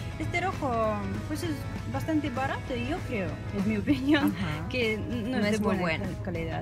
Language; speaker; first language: Spanish; non-native, fluent; Russian